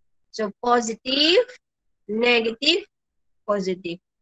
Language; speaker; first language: English; non-native, local second language; Malay